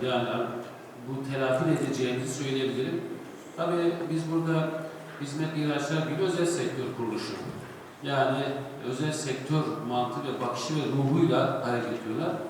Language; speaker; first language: Turkish; native; Turkish